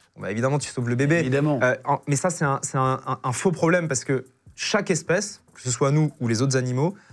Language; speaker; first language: French; native; French